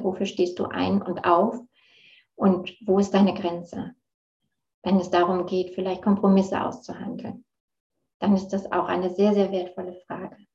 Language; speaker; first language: German; native; German